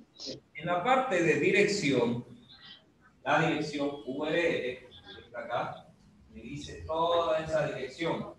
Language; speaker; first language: Spanish; native; Spanish